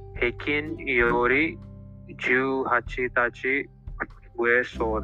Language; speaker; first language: Japanese; non-native, learner; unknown